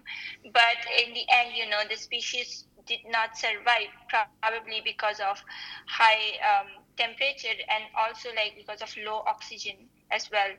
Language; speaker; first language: English; non-native, local second language; Hindi